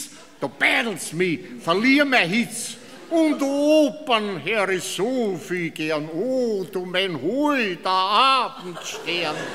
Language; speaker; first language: German; native; German